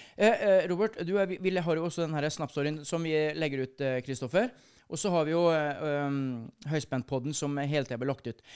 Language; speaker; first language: Norwegian; native; Norwegian